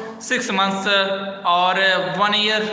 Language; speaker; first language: English; non-native, learner; Hindi